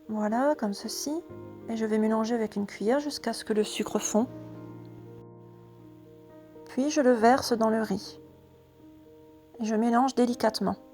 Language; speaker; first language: French; native; French